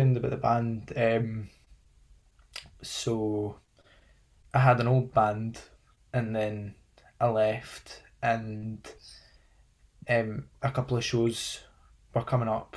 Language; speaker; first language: English; native; English